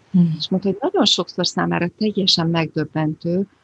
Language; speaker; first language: Hungarian; native; Hungarian